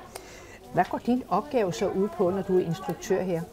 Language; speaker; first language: Danish; native; Danish